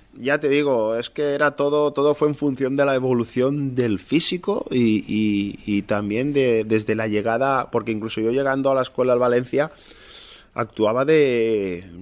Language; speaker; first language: Spanish; non-native, local second language; Catalan